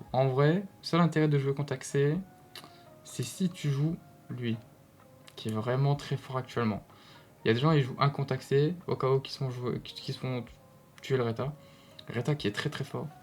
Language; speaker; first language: French; native; French